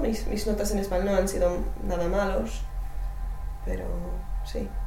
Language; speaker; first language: Spanish; non-native, fluent; English